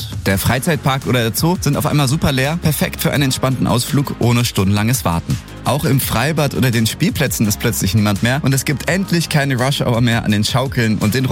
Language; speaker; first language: German; native; German